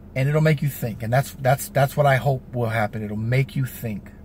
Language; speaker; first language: English; native; English